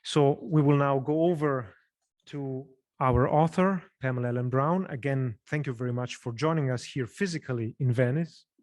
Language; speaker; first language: English; non-native, fluent; Italian